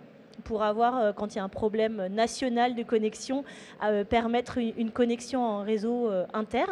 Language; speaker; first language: French; native; French